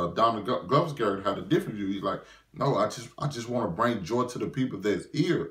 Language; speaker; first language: English; native; English